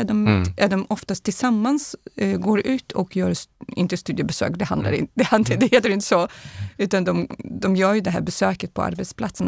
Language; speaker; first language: Swedish; non-native, fluent; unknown